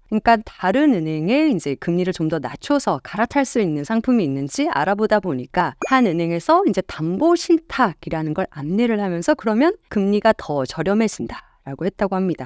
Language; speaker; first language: Korean; native; Korean